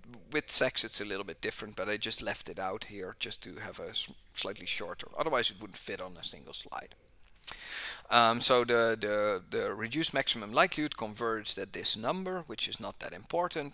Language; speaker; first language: English; non-native, fluent; Dutch